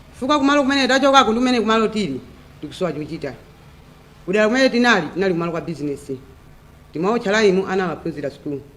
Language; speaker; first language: Nyanja; native; Nyanja